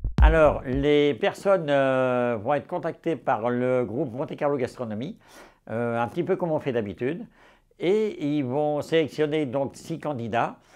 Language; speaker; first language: French; native; French